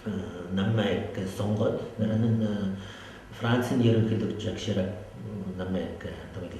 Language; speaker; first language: Mongolian; non-native, fluent; French